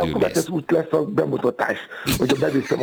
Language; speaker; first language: Hungarian; non-native, learner; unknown